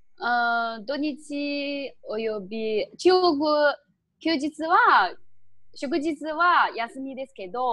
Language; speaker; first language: Japanese; non-native, fluent; Chinese